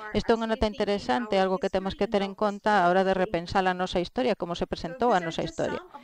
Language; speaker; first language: Galician; non-native, fluent; Filipino